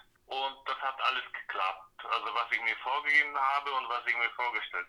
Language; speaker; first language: German; non-native, fluent; Slovak